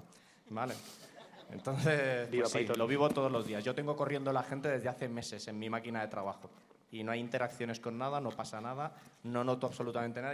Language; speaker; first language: Spanish; native; Spanish